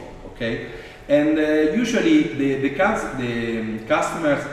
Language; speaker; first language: English; non-native, fluent; Italian